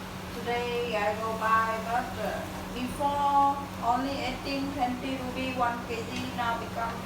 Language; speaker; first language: English; non-native, learner; Vietnamese